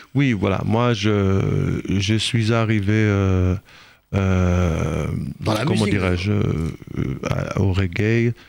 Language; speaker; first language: French; non-native, fluent; Hebrew